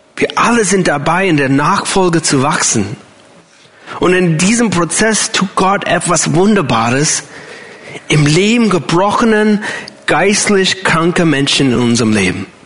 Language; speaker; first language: German; non-native, fluent; English